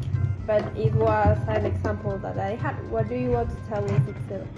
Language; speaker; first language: English; non-native, learner; Spanish